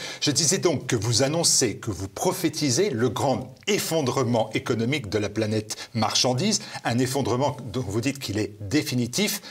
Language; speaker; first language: French; native; French